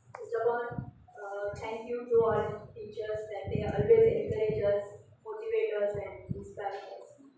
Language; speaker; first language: English; non-native, local second language; Marathi